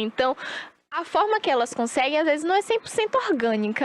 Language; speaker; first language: Portuguese; native; Portuguese